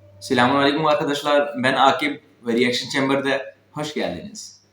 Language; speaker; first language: Turkish; non-native, fluent; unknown